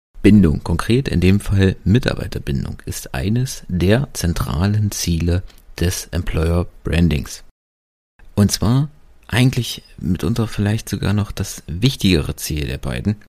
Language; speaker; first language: German; native; German